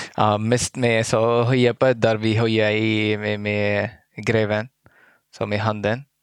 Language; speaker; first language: Swedish; non-native, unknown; Arabic